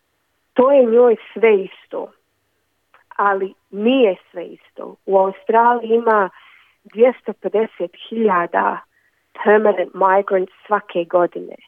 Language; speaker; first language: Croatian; early bilingual, other home language; Bosnian